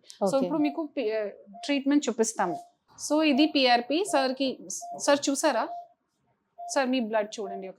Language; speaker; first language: Telugu; non-native, fluent; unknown